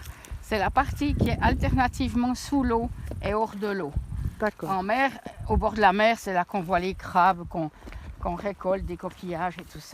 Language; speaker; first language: French; native; French